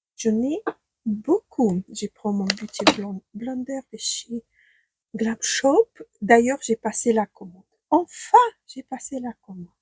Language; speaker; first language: French; non-native, fluent; Ukrainian